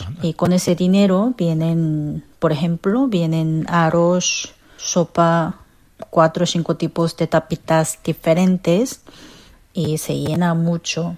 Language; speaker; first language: Spanish; non-native, fluent; Korean